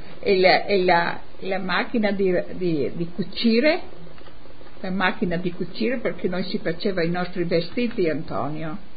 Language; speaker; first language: Italian; non-native, local second language; Friulian